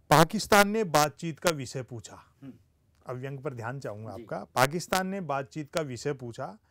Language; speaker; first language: Hindi; native; Hindi